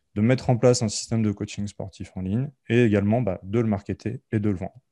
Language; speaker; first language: French; native; French